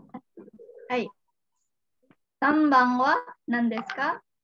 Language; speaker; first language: Japanese; non-native, fluent; Indonesian